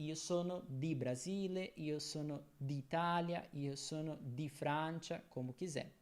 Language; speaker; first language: Italian; non-native, fluent; Portuguese